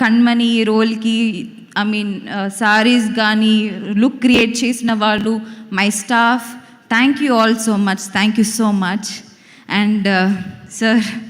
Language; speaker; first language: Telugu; non-native, local second language; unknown